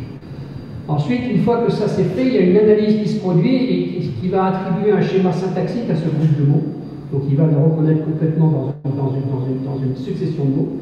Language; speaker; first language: French; native; French